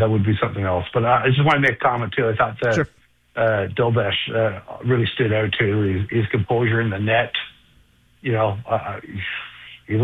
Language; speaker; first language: English; native; English